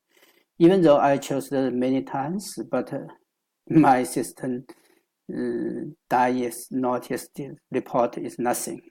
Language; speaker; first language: English; non-native, learner; Chinese